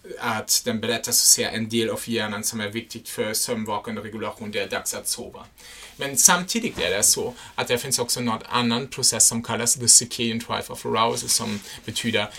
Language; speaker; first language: Swedish; non-native, fluent; German